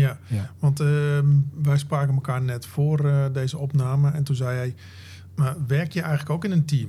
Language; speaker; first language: Dutch; native; Dutch